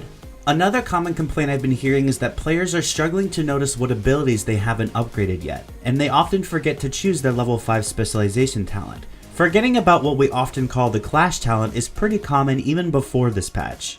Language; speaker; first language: English; native; English